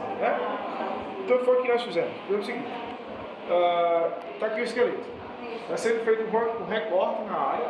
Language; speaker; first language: Portuguese; native; Portuguese